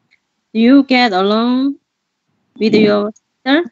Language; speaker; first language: English; non-native, learner; Korean